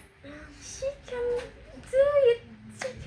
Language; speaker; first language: English; non-native, learner; Indonesian